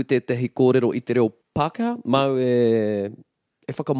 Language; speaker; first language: Māori; non-native, local second language; English